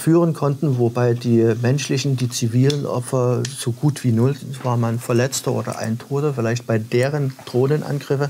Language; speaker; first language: German; native; German